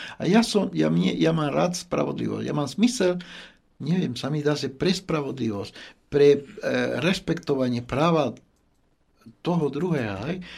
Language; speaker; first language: Slovak; non-native, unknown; Spanish